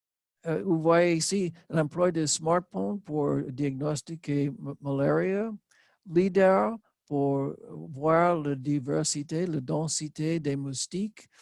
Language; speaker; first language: French; non-native, learner; English